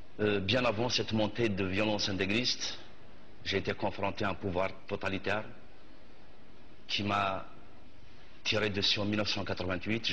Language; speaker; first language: French; non-native, local second language; Kabyle